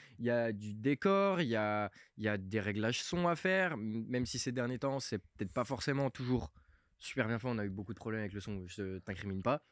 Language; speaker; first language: French; early bilingual, other home language; Portuguese